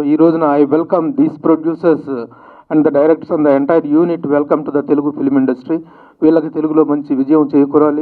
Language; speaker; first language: Telugu; native; Telugu